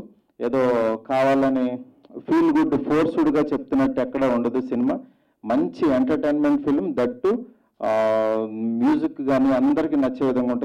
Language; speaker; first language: Telugu; native; Telugu